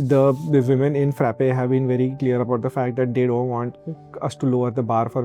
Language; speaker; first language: English; native; English